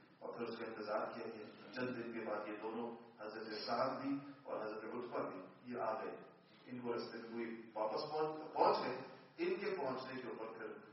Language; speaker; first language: Urdu; non-native, local second language; Pashto